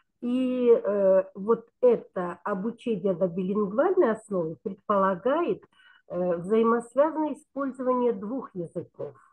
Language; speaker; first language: Russian; non-native, local second language; Kyrgyz